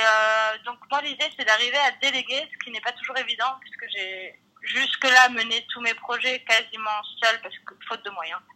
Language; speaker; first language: French; native; French